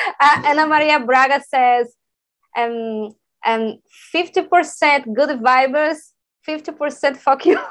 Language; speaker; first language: English; non-native, learner; Portuguese